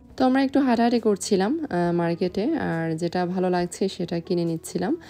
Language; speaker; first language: Bangla; native; Bangla